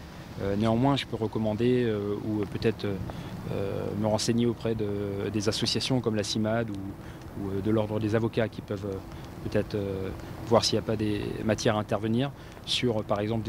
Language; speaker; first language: French; native; French